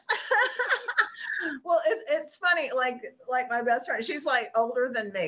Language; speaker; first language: English; native; English